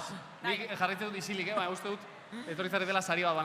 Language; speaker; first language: Basque; native; Basque